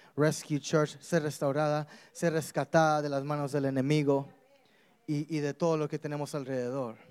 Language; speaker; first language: Spanish; early bilingual, heritage; Spanish